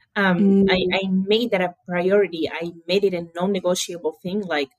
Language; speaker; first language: English; early bilingual, other home language; Portuguese